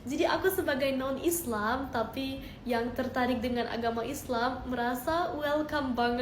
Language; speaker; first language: Indonesian; non-native, fluent; German